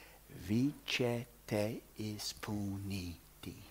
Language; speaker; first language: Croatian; early bilingual, heritage; Croatian